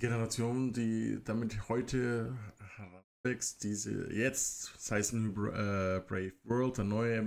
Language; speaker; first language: German; native; German